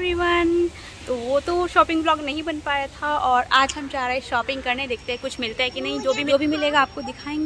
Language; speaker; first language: Hindi; native; Hindi